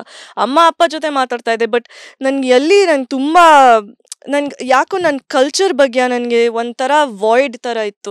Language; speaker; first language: Kannada; early bilingual, heritage; English